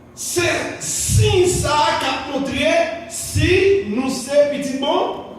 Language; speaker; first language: French; non-native, local second language; Haitian Creole